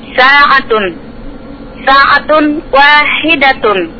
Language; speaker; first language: Arabic; non-native, learner; Indonesian